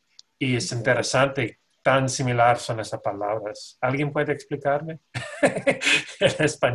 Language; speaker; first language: Spanish; non-native, fluent; English